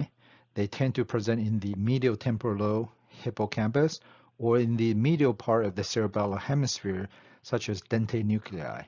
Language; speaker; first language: English; non-native, fluent; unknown